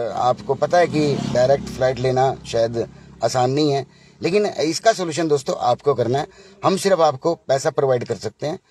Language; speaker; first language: Hindi; native; Hindi